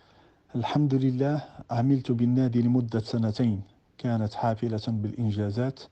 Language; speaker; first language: Arabic; native; Arabic